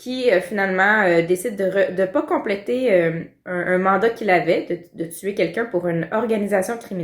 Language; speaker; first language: French; native; French